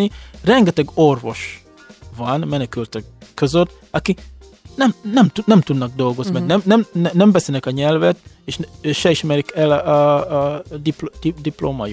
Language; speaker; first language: Hungarian; non-native, fluent; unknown